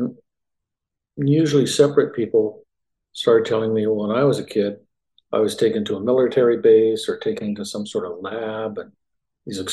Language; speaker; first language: English; native; English